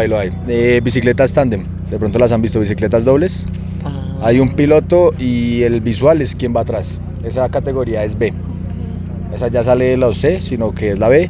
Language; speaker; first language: Spanish; native; Spanish